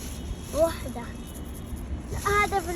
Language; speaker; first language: Arabic; early bilingual, other home language; Urdu